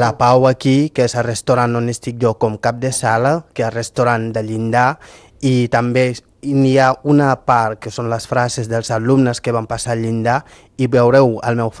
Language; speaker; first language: Catalan; non-native, fluent; Fula